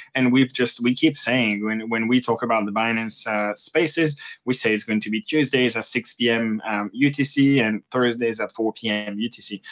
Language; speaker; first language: English; non-native, fluent; French